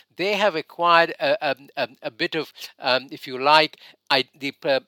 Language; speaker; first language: English; non-native, local second language; Bangla